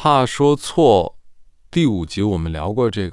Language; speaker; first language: Chinese; non-native, fluent; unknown